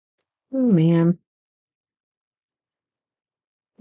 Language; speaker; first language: English; native; English